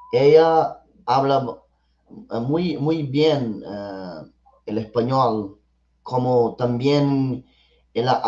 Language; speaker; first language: Spanish; non-native, learner; Portuguese